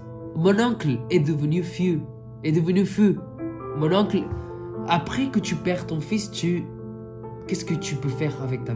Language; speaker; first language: French; non-native, fluent; Spanish